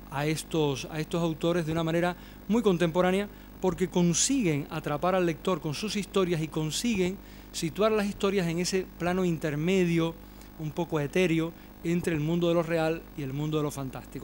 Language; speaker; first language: Spanish; native; Spanish